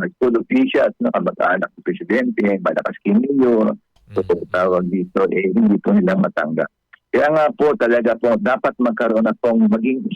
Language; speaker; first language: Filipino; native; Filipino